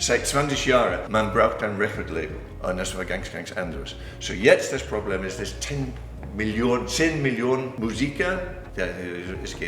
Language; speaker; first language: German; non-native, learner; English